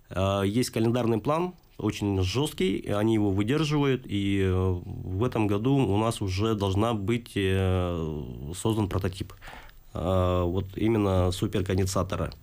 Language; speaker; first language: Russian; native; Russian